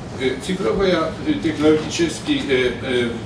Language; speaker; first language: Russian; non-native, learner; Polish